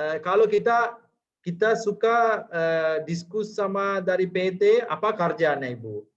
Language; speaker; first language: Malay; non-native, learner; Sinhala